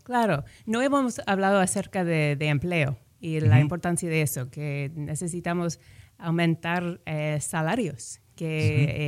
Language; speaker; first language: Spanish; non-native, fluent; English